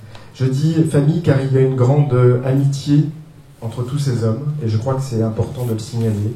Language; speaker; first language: French; native; French